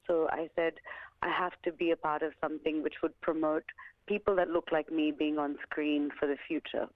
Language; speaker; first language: English; early bilingual, other home language; Punjabi